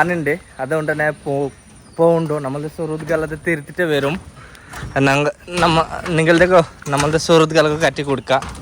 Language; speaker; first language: Malayalam; native; Malayalam